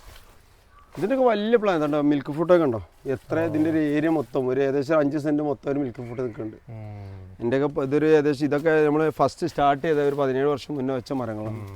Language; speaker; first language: Malayalam; native; Malayalam